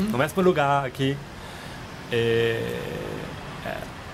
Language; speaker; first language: Portuguese; non-native, fluent; German